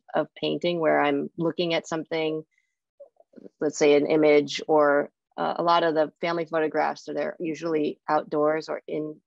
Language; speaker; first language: English; native; English